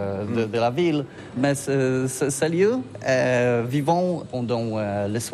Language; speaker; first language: French; non-native, learner; Polish